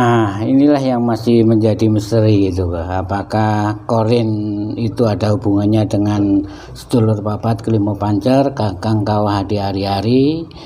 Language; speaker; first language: Indonesian; native; Indonesian